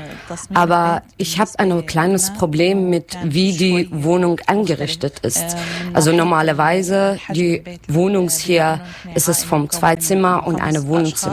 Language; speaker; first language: German; non-native, learner; Arabic